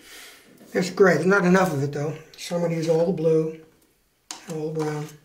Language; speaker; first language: English; native; English